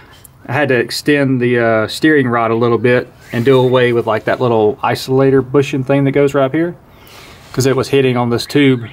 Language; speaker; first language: English; native; English